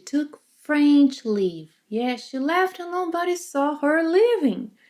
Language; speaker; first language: English; non-native, fluent; Portuguese